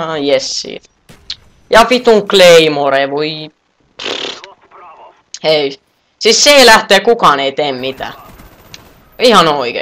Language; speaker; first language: Finnish; native; Finnish